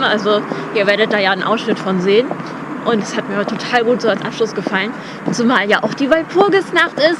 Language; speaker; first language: German; native; German